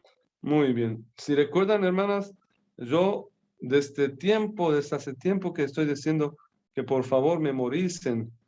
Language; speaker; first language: Spanish; non-native, fluent; Persian